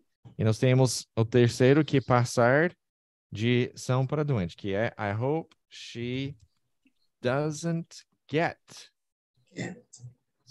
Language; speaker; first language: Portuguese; non-native, fluent; English